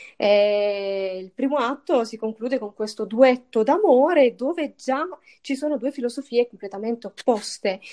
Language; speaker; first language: Italian; native; Italian